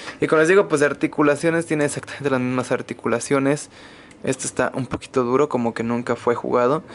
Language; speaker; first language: Spanish; native; Spanish